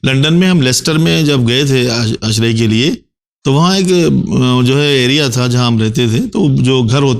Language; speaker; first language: Urdu; native; Urdu